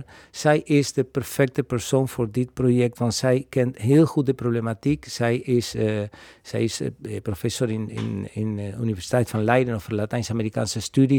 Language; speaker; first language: Dutch; non-native, fluent; Spanish